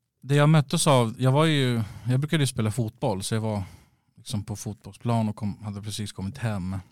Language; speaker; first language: Swedish; early bilingual, other home language; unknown